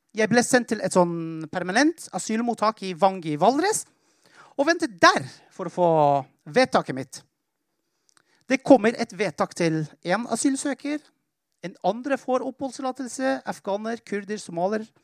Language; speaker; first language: Norwegian; non-native, fluent; Persian